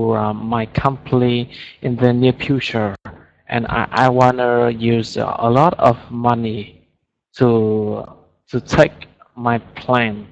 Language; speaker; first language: English; non-native, learner; Vietnamese